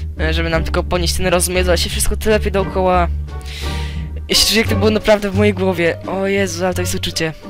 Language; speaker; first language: Polish; native; Polish